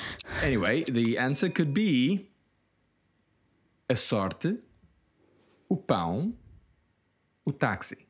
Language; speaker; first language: Portuguese; early bilingual, heritage; Portuguese